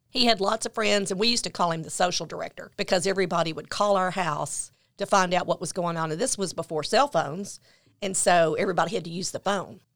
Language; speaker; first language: English; native; English